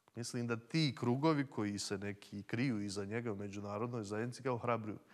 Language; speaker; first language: Serbian; native; Serbian